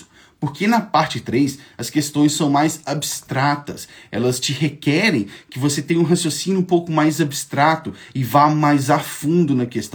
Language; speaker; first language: Portuguese; native; Portuguese